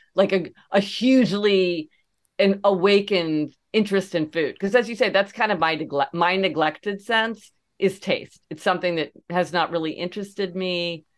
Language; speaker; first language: English; native; English